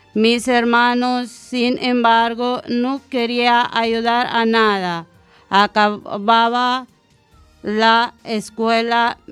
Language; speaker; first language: Spanish; non-native, learner; Romanian